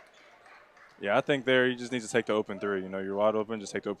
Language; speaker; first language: English; native; English